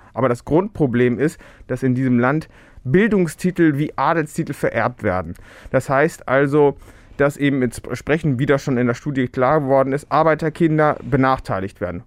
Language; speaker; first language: German; early bilingual, other home language; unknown